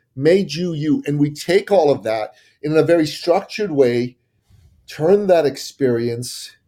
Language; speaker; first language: English; early bilingual, other home language; Persian